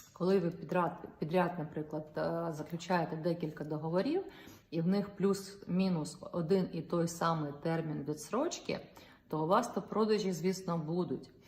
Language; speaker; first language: Ukrainian; non-native, local second language; Russian